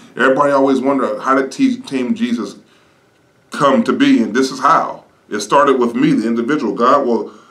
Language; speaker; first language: English; native; English